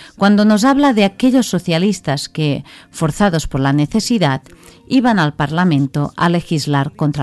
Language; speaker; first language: Spanish; non-native, local second language; Catalan